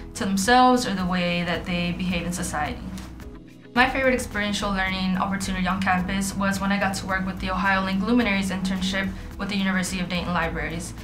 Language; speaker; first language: English; native; English